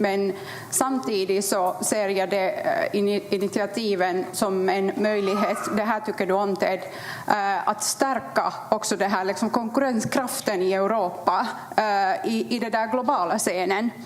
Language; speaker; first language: Swedish; non-native, fluent; Kurdish